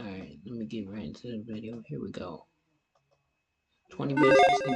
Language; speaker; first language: English; native; English